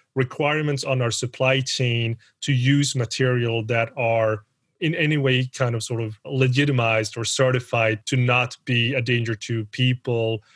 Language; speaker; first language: English; early bilingual, other home language; Spanish